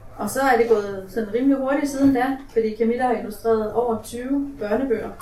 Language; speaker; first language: Danish; native; Danish